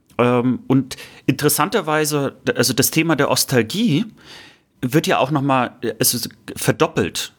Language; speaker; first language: German; native; German